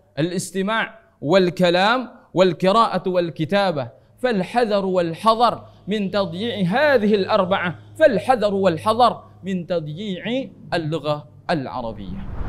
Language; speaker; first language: Arabic; non-native, fluent; Indonesian